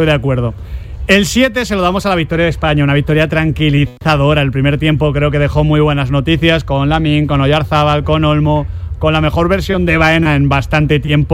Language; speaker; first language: Spanish; native; Spanish